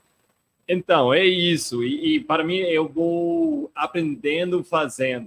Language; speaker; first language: Portuguese; non-native, fluent; English